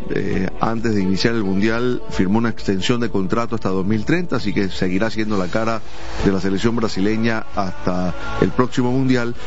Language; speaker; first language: Spanish; native; Spanish